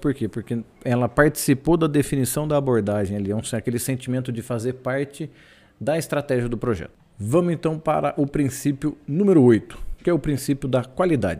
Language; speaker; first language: Portuguese; native; Portuguese